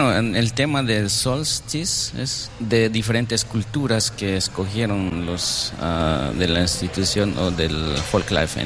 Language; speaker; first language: Spanish; non-native, local second language; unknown